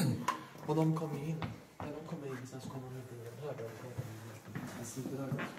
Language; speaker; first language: Swedish; native; Swedish